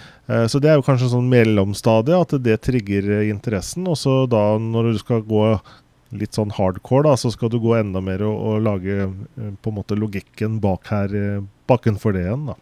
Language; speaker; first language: Norwegian; native; Norwegian